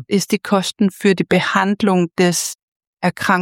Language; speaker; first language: German; non-native, fluent; Danish